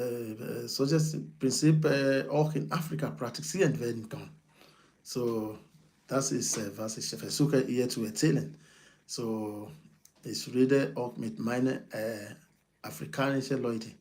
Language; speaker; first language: German; non-native, fluent; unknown